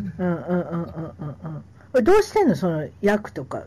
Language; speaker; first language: Japanese; native; Japanese